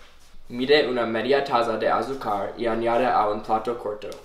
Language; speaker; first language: Spanish; non-native, learner; English